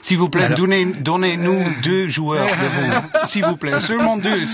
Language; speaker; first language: French; non-native, learner; Dutch